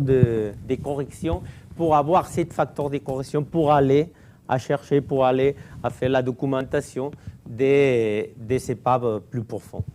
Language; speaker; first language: French; non-native, fluent; Catalan